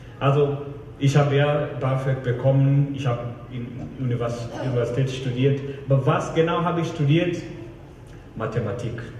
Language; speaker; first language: German; non-native, fluent; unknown